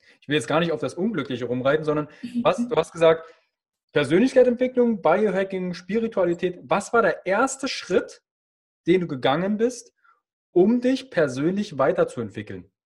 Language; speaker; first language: German; native; German